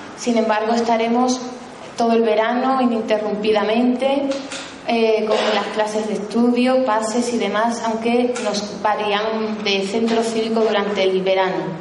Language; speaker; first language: Spanish; native; Spanish